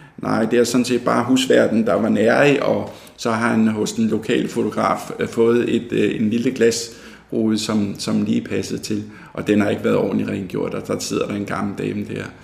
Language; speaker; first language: Danish; native; Danish